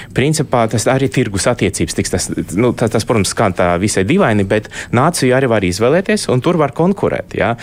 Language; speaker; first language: Latvian; non-native, local second language; Russian